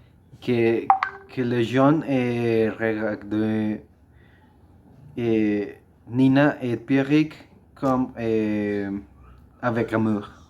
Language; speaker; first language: French; non-native, learner; Spanish